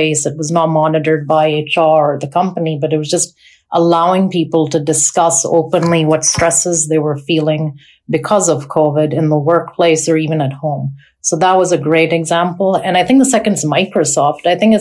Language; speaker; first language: English; non-native, local second language; Urdu